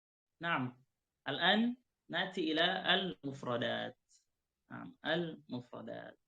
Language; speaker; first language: Arabic; non-native, fluent; Indonesian